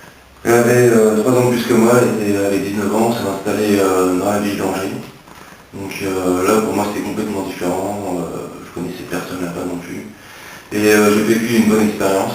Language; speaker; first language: French; early bilingual, other home language; English